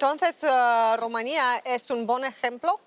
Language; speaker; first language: Spanish; non-native, learner; Romanian